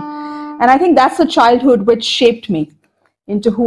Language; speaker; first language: English; non-native, local second language; Odia